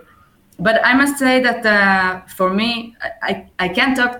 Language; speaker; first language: English; non-native, fluent; Hebrew